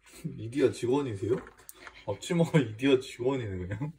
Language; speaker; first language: Korean; native; Korean